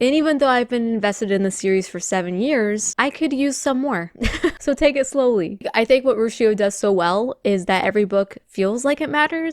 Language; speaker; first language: English; native; English